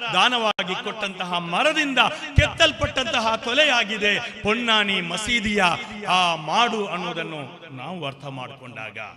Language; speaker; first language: Kannada; non-native, local second language; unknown